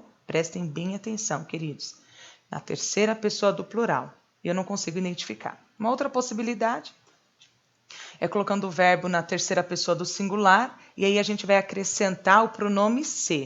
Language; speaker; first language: Portuguese; native; Portuguese